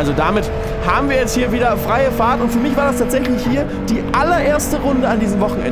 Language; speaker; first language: German; native; German